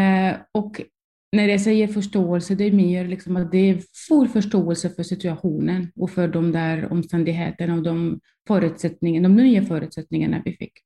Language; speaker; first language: Swedish; non-native, fluent; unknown